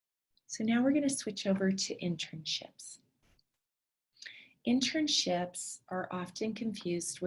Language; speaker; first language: English; native; English